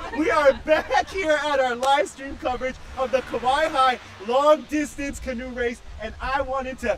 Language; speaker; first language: English; native; English